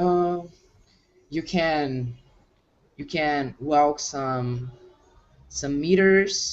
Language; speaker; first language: English; non-native, learner; Portuguese